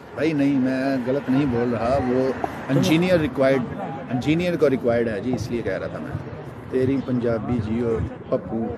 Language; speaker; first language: Urdu; non-native, local second language; Punjabi